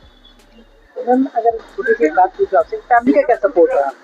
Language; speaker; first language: Hindi; native; Hindi